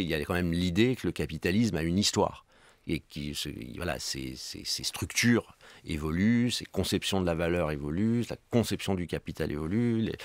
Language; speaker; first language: French; native; French